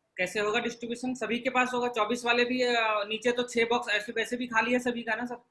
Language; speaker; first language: Hindi; native; Hindi